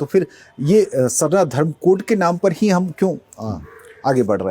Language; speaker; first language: Hindi; native; Hindi